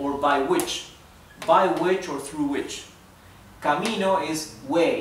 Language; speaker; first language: English; non-native, fluent; Spanish